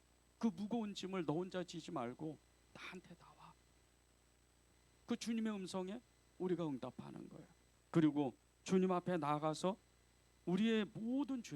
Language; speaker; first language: Korean; native; Korean